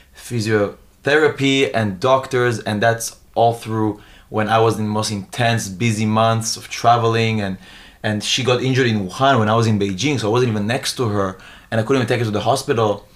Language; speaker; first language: English; early bilingual, other home language; Hebrew